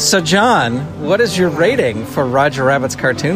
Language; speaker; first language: English; native; English